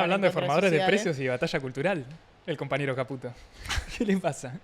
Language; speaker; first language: Spanish; native; Spanish